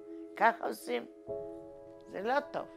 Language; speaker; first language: Hebrew; non-native, learner; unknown